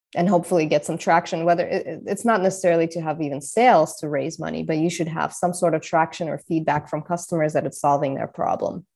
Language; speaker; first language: English; non-native, fluent; Russian